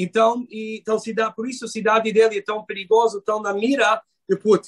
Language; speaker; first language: Portuguese; non-native, fluent; Hebrew